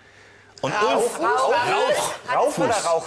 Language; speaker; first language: German; native; German